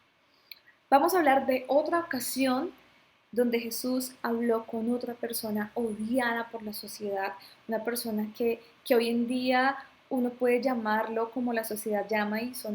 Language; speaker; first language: Spanish; native; Spanish